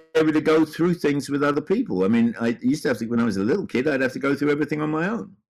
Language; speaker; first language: English; native; English